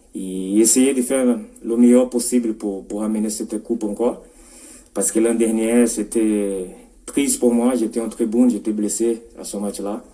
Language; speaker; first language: French; non-native, fluent; Portuguese